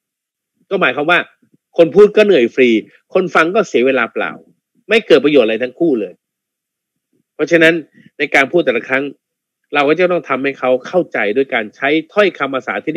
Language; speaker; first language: Thai; native; Thai